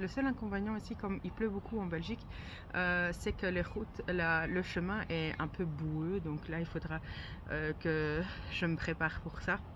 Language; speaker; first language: French; native; French